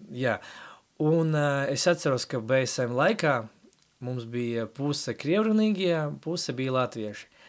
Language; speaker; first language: Latvian; non-native, local second language; Russian